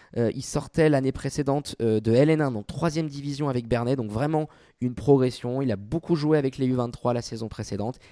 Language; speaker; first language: French; native; French